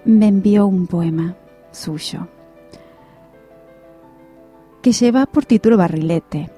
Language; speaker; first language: Spanish; native; Spanish